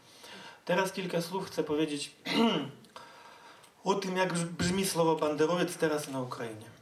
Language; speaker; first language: Polish; non-native, fluent; Ukrainian